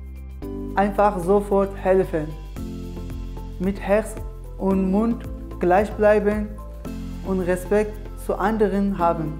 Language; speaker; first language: German; non-native, learner; Persian